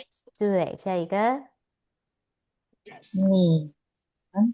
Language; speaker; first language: Chinese; non-native, fluent; Indonesian